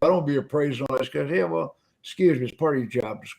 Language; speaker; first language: English; native; English